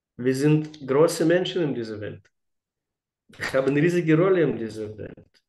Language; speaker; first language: German; non-native, fluent; Russian